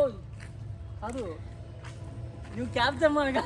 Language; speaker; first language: Kannada; non-native, learner; Telugu